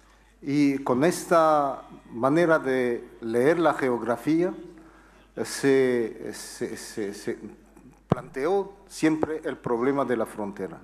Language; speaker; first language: Spanish; non-native, fluent; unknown